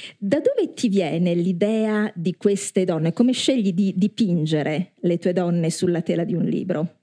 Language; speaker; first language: Italian; native; Italian